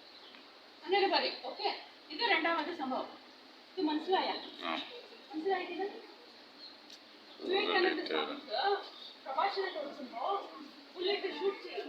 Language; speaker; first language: Malayalam; non-native, learner; Kannada